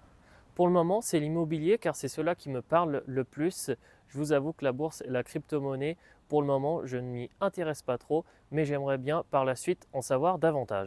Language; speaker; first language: French; native; French